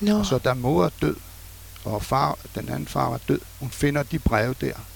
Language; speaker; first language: Danish; non-native, fluent; French